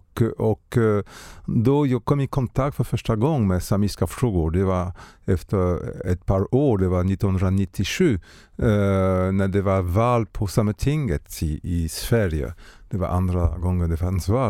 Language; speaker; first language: Swedish; non-native, fluent; French